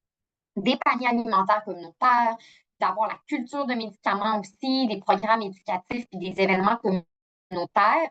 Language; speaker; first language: French; native; French